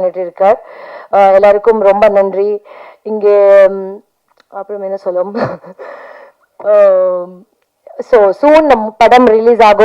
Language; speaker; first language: Tamil; non-native, learner; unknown